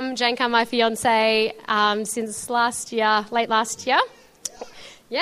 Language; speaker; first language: English; native; English